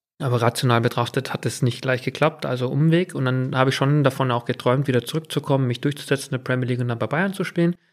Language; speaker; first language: German; native; German